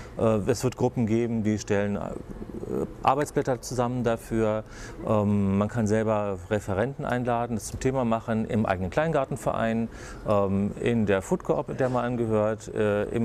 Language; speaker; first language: German; native; German